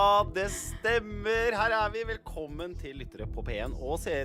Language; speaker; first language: Norwegian; native; Norwegian